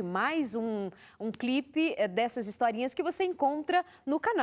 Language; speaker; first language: Portuguese; native; Portuguese